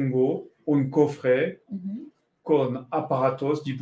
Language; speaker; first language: Spanish; non-native, learner; French